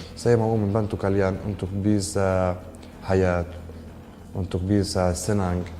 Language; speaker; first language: Indonesian; non-native, learner; Arabic